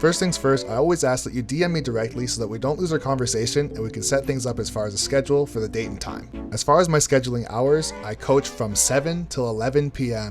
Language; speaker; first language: English; native; English